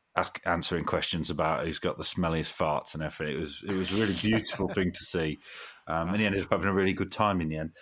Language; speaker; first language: English; native; English